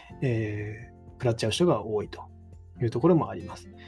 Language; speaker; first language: Japanese; native; Japanese